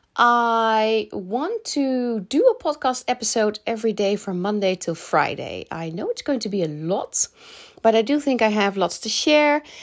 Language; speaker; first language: English; non-native, fluent; Dutch